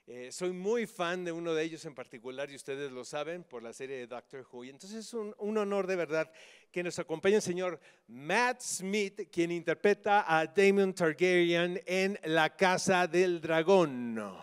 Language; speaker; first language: Spanish; native; Spanish